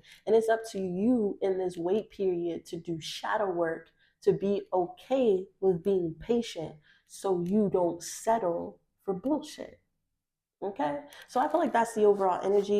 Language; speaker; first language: English; native; English